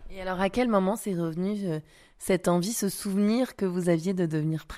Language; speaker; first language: French; native; French